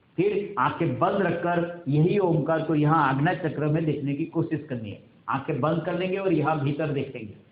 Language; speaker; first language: Hindi; non-native, local second language; Gujarati